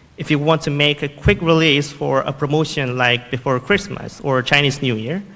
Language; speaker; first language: English; non-native, fluent; Korean